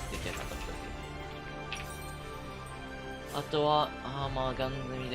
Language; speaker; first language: Japanese; native; Japanese